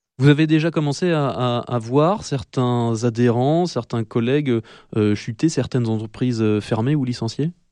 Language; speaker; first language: French; native; French